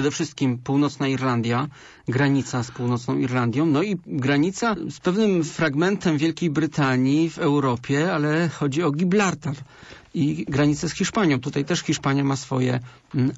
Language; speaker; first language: Polish; native; Polish